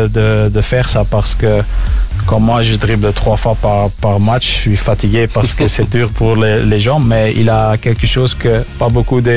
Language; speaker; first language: French; non-native, local second language; Dutch